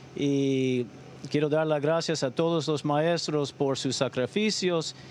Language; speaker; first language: Spanish; early bilingual, other home language; English